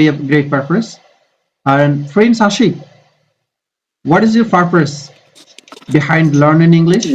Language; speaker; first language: English; non-native, fluent; Bangla